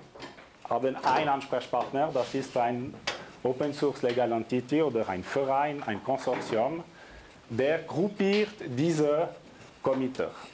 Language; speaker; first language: German; non-native, local second language; French